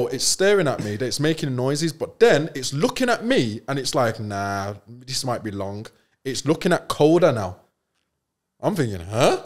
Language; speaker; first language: English; native; English